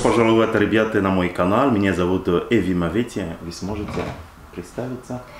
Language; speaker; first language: Russian; non-native, learner; French